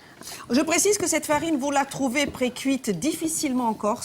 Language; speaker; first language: French; native; French